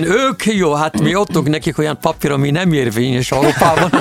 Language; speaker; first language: Hungarian; non-native, learner; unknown